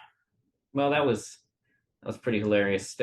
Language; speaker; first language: English; native; English